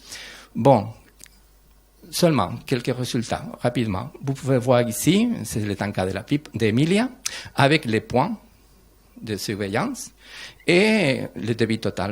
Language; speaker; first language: French; non-native, learner; Spanish